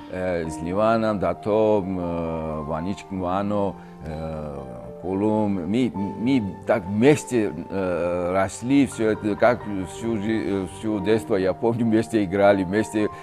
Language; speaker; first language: Russian; non-native, fluent; Georgian